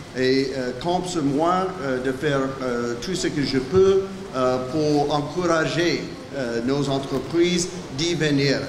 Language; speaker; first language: French; non-native, fluent; English